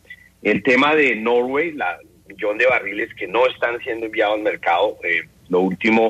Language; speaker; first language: Spanish; native; Spanish